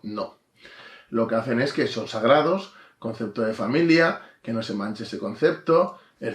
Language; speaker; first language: Spanish; native; Spanish